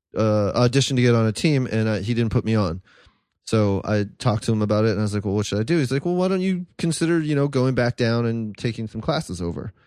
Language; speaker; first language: English; native; English